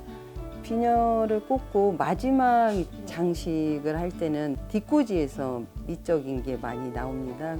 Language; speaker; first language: Korean; native; Korean